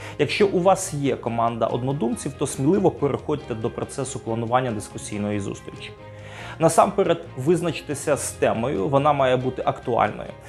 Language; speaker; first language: Ukrainian; native; Ukrainian